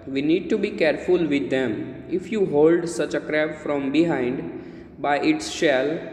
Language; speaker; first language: English; non-native, local second language; Gujarati